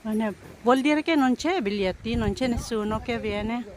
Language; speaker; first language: Italian; non-native, fluent; Filipino